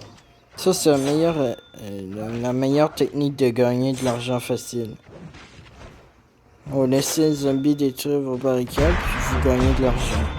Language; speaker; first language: French; native; French